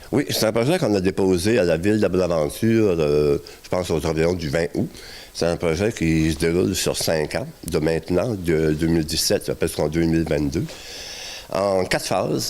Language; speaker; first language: French; native; French